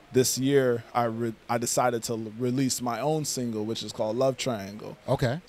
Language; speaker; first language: English; native; English